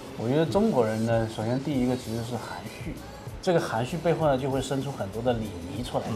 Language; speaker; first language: Chinese; native; Chinese